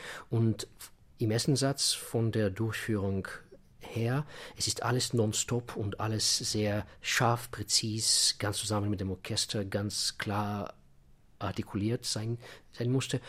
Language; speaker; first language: German; non-native, fluent; Russian